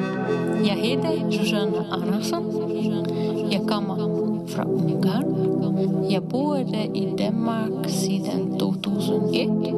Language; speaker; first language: Danish; non-native, fluent; Hungarian